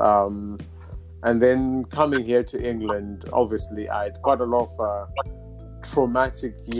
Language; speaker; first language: English; non-native, local second language; Shona